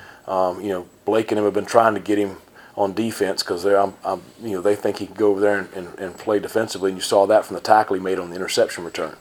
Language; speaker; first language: English; native; English